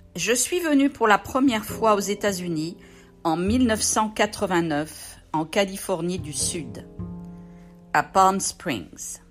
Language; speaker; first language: French; native; French